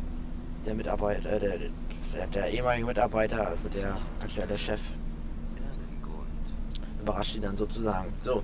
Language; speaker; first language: German; native; German